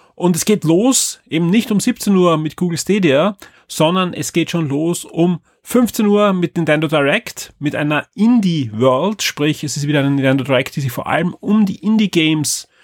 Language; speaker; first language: German; native; German